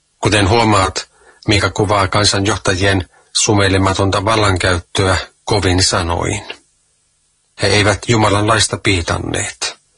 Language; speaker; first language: Finnish; native; Finnish